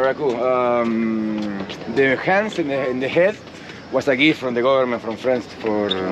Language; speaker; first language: English; non-native, learner; Portuguese